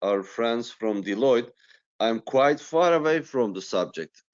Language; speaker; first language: English; non-native, fluent; Turkish